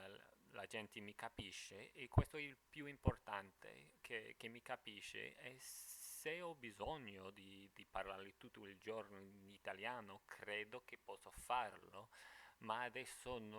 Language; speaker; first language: Italian; non-native, fluent; English